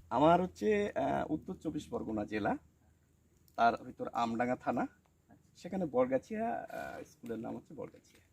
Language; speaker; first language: Bangla; native; Bangla